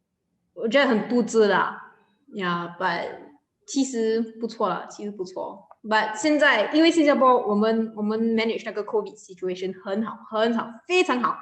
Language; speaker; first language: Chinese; non-native, local second language; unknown